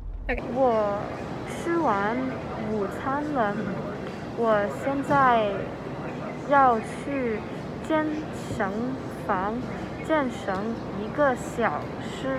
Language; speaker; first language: Chinese; non-native, learner; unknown